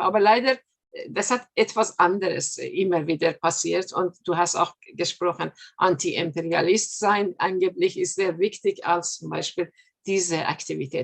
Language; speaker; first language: German; non-native, fluent; Persian